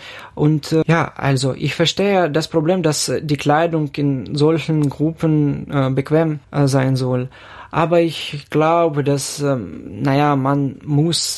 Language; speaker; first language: German; non-native, fluent; Ukrainian